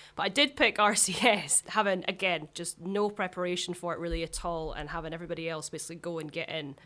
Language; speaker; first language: English; native; English